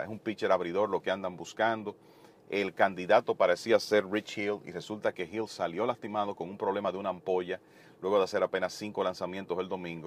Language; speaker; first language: Spanish; native; Spanish